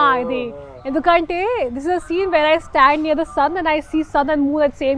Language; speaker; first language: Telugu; non-native, fluent; Hindi